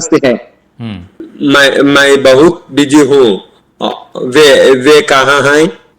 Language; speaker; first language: Hindi; non-native, learner; Telugu